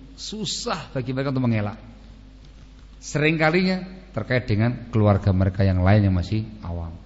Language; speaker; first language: Indonesian; non-native, local second language; Javanese